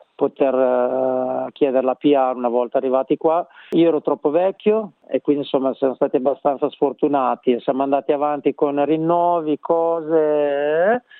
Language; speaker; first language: Italian; native; Italian